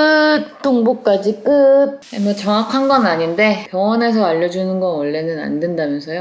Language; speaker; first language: Korean; native; Korean